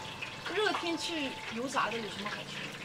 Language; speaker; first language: Chinese; native; Chinese